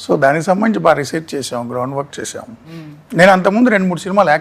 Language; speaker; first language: Telugu; native; Telugu